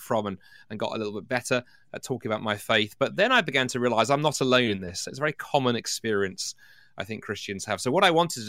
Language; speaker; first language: English; native; English